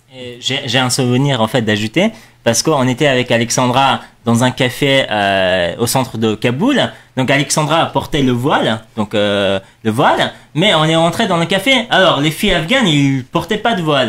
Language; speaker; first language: French; non-native, fluent; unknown